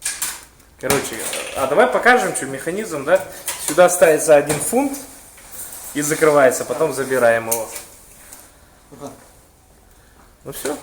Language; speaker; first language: Russian; native; Russian